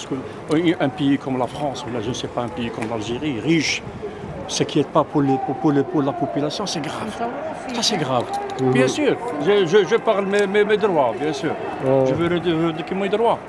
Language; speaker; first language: French; non-native, learner; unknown